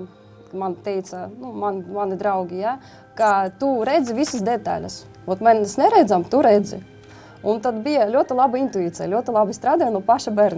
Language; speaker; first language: Latvian; non-native, local second language; Russian